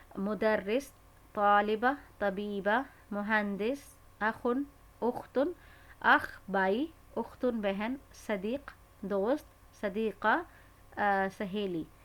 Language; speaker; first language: Urdu; native; Urdu